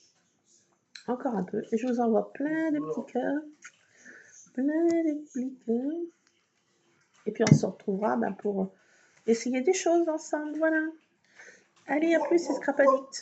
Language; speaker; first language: French; native; French